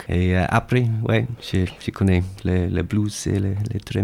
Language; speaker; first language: French; non-native, learner; English